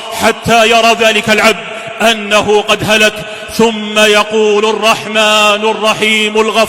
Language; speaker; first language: Arabic; native; Arabic